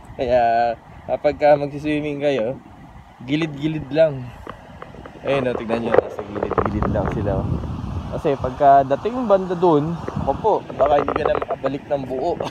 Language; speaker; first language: Filipino; native; Filipino